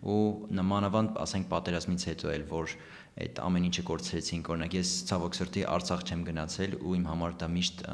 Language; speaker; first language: Armenian; early bilingual, heritage; Armenian